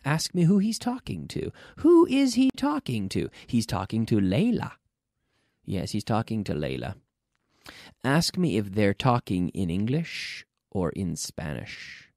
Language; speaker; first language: English; native; English